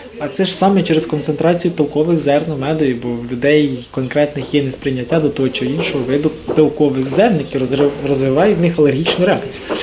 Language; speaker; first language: Ukrainian; non-native, local second language; Russian